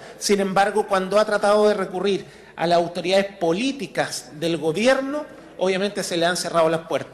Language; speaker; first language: Spanish; native; Spanish